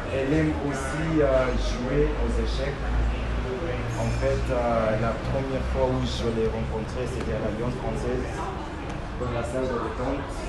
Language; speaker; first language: French; non-native, learner; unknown